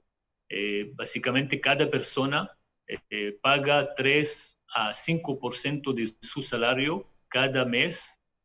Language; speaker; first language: Spanish; non-native, fluent; Hebrew